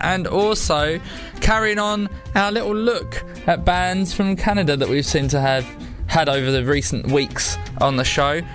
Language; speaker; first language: English; native; English